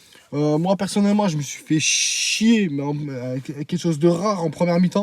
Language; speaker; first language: French; native; French